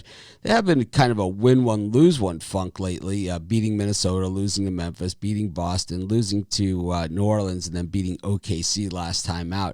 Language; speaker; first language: English; native; English